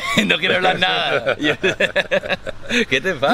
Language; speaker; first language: Spanish; early bilingual, heritage; Spanish